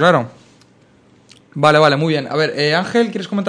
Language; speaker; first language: Spanish; native; Spanish